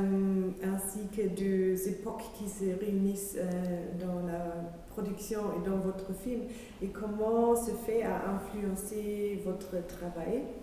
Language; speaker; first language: French; non-native, fluent; German